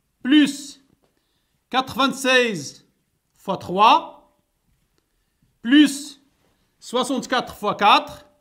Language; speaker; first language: French; non-native, local second language; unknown